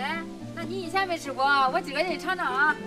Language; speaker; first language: Chinese; native; Chinese